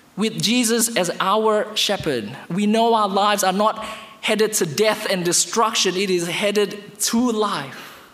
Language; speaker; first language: English; non-native, fluent; Indonesian